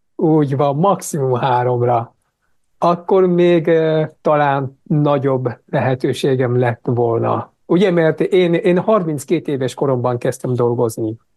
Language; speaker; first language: Hungarian; non-native, fluent; Japanese